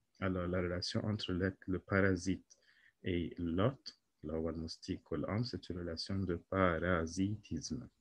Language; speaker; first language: French; non-native, local second language; Arabic